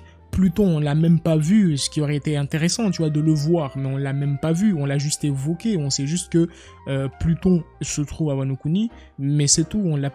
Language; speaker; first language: French; native; French